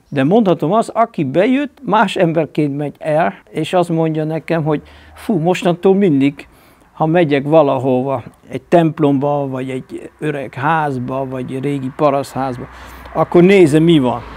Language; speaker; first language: Hungarian; non-native, fluent; Dutch